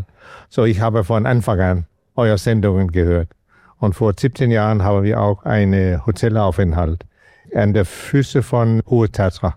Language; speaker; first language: German; non-native, fluent; Danish